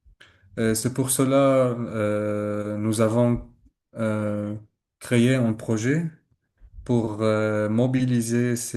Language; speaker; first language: French; non-native, learner; Arabic